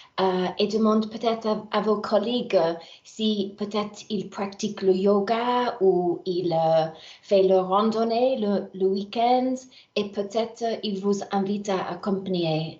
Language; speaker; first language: French; non-native, learner; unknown